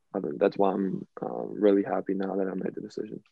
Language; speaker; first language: English; non-native, fluent; German